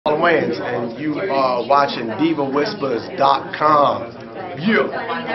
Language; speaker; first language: English; native; English